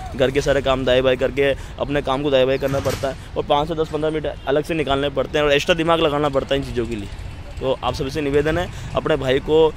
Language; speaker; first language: Hindi; native; Hindi